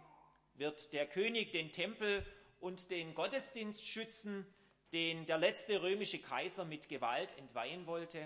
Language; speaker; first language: German; native; German